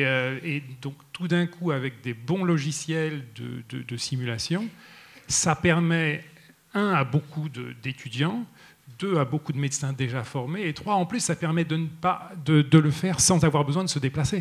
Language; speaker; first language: French; native; French